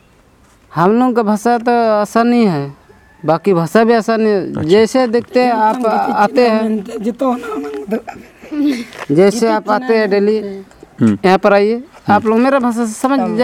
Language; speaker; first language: Hindi; non-native, local second language; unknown